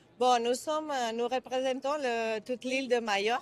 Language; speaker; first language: French; non-native, learner; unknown